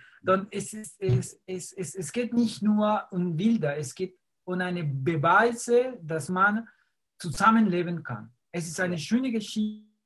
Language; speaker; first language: German; non-native, fluent; Spanish